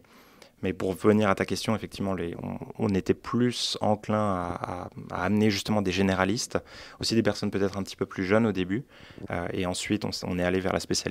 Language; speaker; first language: French; native; French